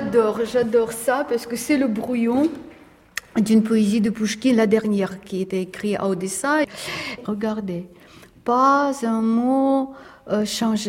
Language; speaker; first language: French; non-native, fluent; Russian